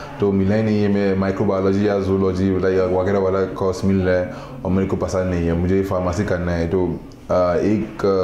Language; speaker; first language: Hindi; non-native, fluent; Igbo